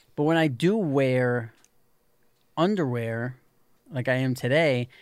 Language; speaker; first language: English; native; English